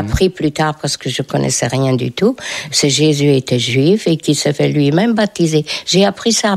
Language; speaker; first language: French; non-native, fluent; Hungarian